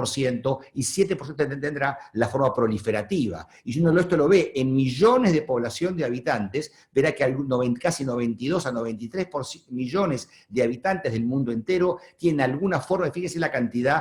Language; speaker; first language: Spanish; native; Spanish